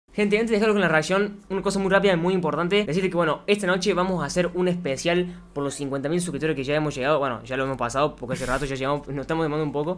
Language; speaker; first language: Spanish; native; Spanish